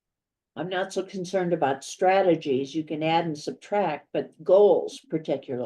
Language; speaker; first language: English; native; English